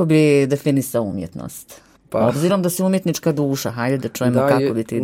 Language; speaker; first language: Serbian; native; Serbian